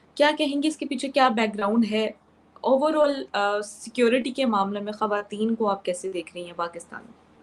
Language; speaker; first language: Urdu; native; Urdu